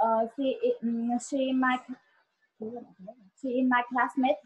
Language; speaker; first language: English; non-native, learner; Vietnamese